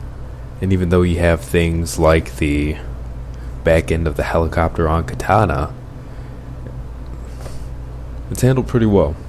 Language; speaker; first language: English; native; English